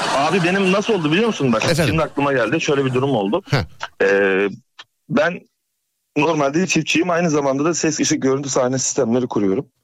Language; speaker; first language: Turkish; native; Turkish